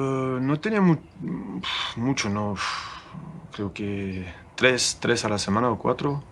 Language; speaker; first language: Spanish; non-native, learner; French